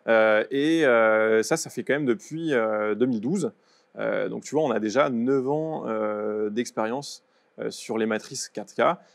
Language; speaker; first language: French; native; French